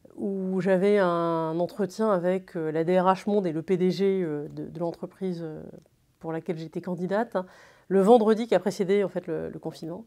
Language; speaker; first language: French; native; French